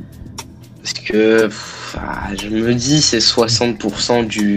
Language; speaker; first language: French; native; French